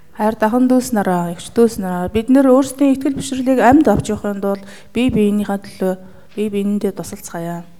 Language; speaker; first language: Mongolian; native; Mongolian